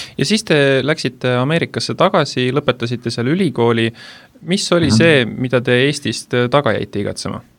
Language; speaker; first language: Estonian; native; Estonian